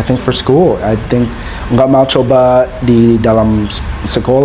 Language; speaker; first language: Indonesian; non-native, learner; English